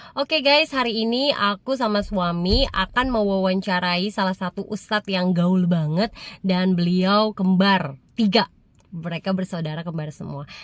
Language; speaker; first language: Indonesian; native; Indonesian